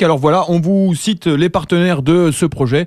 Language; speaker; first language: French; native; French